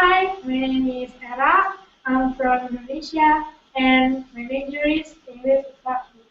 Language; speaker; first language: English; non-native, learner; Indonesian